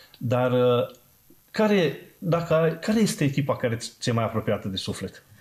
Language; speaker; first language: Romanian; non-native, local second language; Serbian